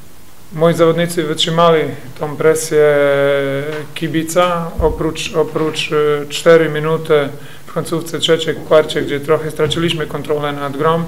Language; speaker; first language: Polish; non-native, fluent; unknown